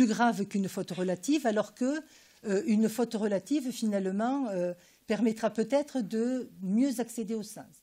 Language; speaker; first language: French; native; French